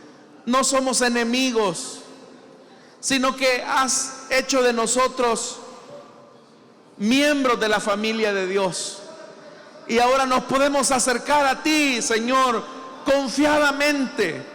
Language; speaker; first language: Spanish; native; Spanish